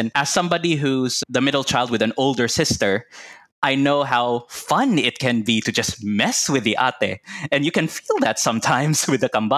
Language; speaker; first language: English; non-native, local second language; Cebuano